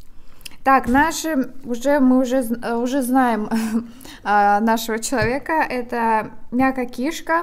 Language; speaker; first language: Russian; native; Russian